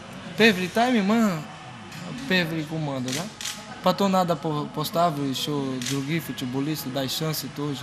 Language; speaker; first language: Russian; non-native, learner; Portuguese